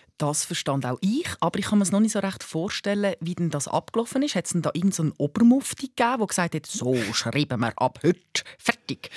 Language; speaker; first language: German; native; German